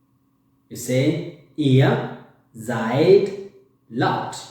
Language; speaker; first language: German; non-native, fluent; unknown